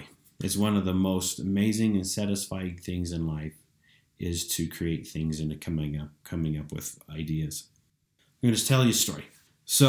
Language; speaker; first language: English; native; English